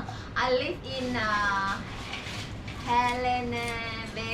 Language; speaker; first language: English; non-native, learner; Thai